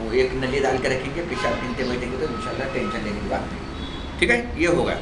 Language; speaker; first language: Hindi; non-native, local second language; Marathi